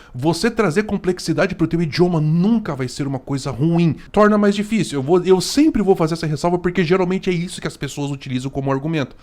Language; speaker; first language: Portuguese; native; Portuguese